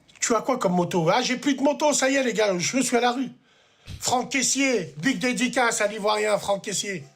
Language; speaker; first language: French; early bilingual, other home language; Arabic